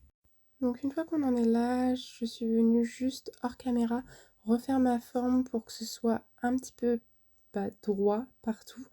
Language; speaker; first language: French; native; French